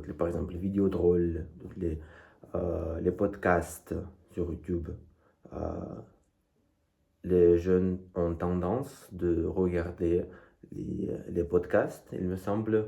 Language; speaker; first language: French; non-native, fluent; Russian